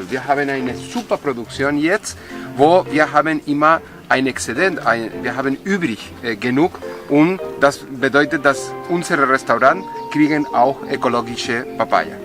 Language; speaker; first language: German; non-native, fluent; Spanish